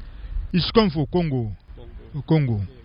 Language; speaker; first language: German; non-native, learner; Lingala